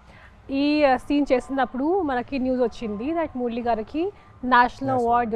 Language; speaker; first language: Telugu; non-native, fluent; Hindi